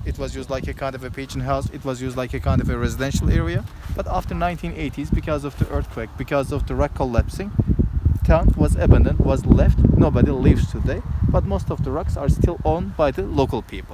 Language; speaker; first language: English; non-native, fluent; Turkish